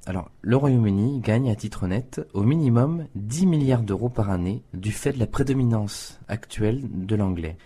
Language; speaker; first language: French; native; French